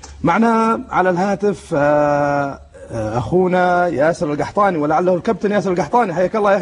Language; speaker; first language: Arabic; native; Arabic